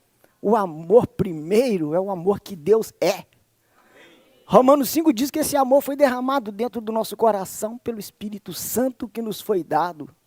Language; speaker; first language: Portuguese; native; Portuguese